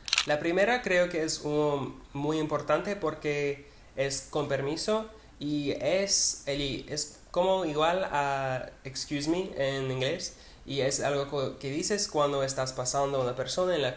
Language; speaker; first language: Spanish; non-native, learner; English